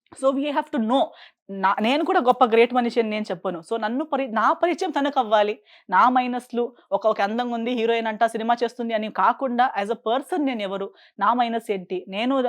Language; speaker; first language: Telugu; non-native, fluent; Konkani